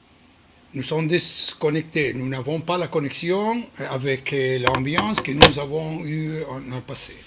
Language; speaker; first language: French; non-native, learner; Hebrew